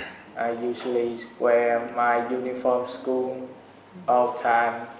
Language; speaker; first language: English; non-native, learner; Vietnamese